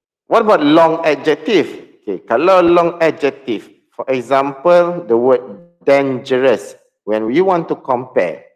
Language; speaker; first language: English; non-native, local second language; Malay